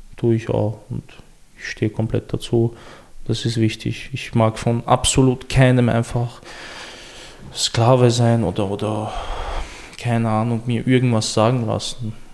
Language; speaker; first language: German; early bilingual, other home language; Chechen